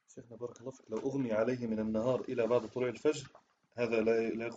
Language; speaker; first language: Arabic; native; Arabic